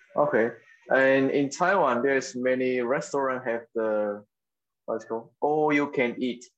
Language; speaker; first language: English; non-native, local second language; Chinese